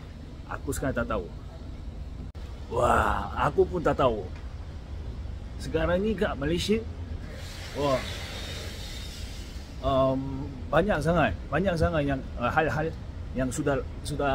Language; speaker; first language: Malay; non-native, fluent; Korean